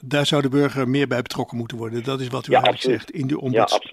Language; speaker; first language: Dutch; native; Dutch